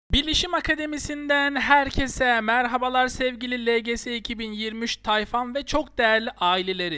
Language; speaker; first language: Turkish; native; Turkish